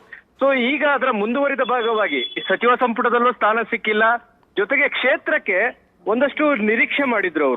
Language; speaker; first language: Kannada; native; Kannada